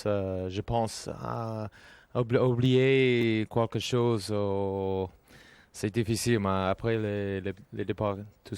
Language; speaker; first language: French; non-native, learner; English